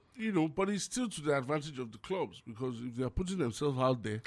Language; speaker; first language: English; non-native, local second language; Yoruba